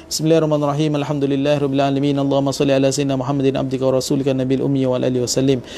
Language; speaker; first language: Arabic; non-native, fluent; Malay